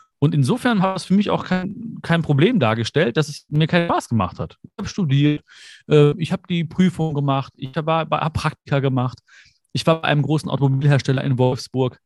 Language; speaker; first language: German; early bilingual, other home language; Malayalam